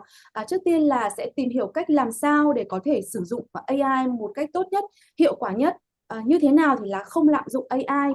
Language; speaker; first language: Vietnamese; native; Vietnamese